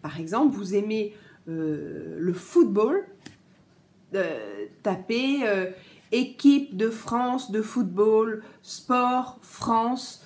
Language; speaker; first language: French; native; French